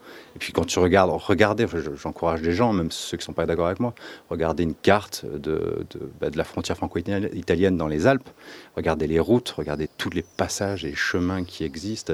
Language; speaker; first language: French; native; French